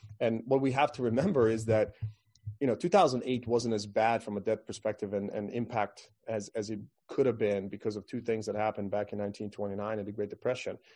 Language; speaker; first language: English; non-native, fluent; Croatian